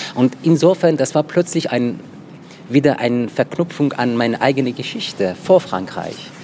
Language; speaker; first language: German; non-native, fluent; Persian